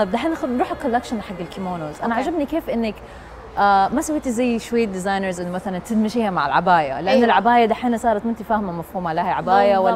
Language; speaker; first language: Arabic; native; Arabic